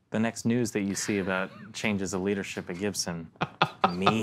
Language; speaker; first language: English; native; English